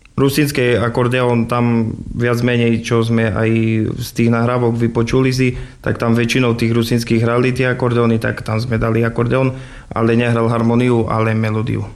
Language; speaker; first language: Slovak; non-native, local second language; Rusyn